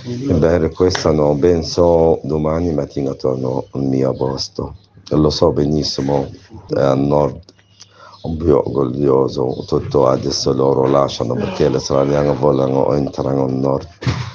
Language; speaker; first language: Italian; non-native, learner; Arabic